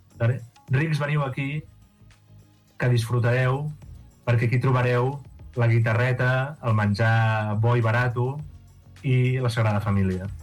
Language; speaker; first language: Catalan; native; Catalan